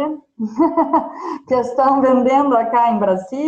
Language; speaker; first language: Spanish; non-native, fluent; Portuguese